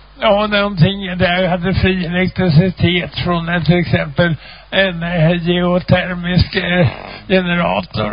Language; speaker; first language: Swedish; native; Swedish